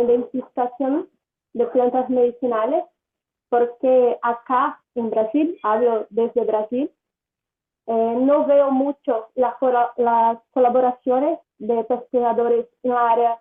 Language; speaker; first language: Spanish; non-native, learner; Portuguese